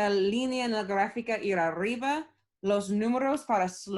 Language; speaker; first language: Spanish; non-native, learner; English